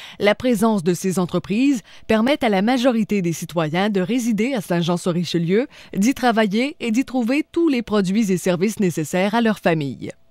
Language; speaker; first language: French; native; French